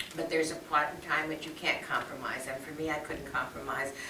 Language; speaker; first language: English; native; English